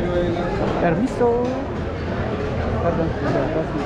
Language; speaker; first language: Spanish; non-native, learner; Filipino